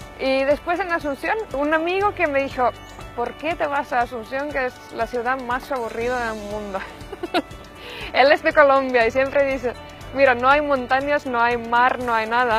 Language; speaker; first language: Spanish; non-native, fluent; Finnish